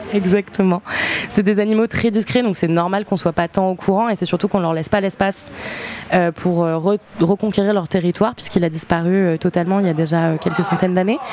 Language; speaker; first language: French; native; French